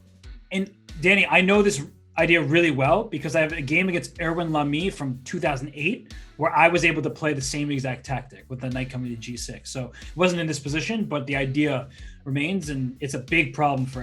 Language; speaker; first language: English; native; English